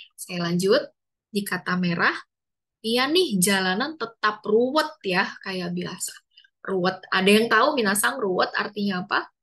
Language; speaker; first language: Indonesian; native; Indonesian